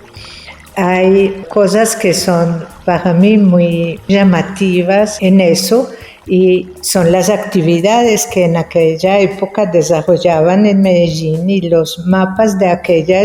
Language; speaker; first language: Spanish; non-native, fluent; French